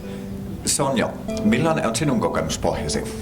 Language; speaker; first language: Finnish; native; Finnish